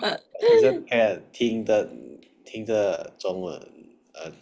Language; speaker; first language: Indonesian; native; Indonesian